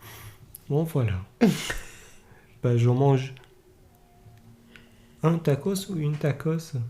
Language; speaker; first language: French; non-native, fluent; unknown